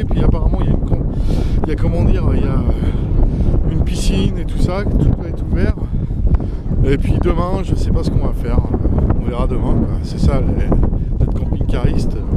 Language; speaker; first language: French; native; French